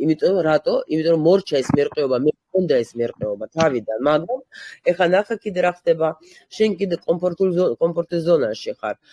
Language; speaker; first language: Georgian; early bilingual, heritage; Georgian